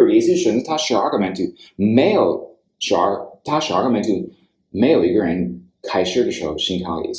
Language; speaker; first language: Chinese; non-native, fluent; English